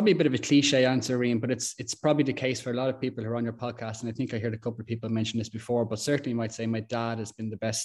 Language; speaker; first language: English; native; English